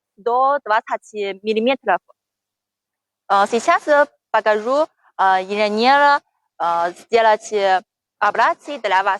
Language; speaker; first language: Russian; non-native, learner; Chinese